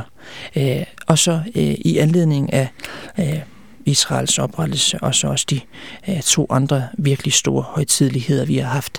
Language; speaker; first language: Danish; early bilingual, other home language; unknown